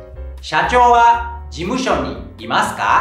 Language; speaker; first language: Japanese; non-native, fluent; Indonesian